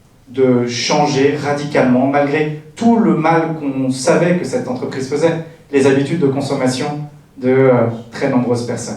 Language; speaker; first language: French; native; French